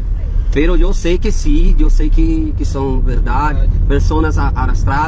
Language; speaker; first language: Spanish; non-native, fluent; Portuguese